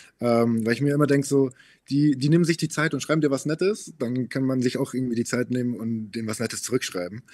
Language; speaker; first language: German; native; German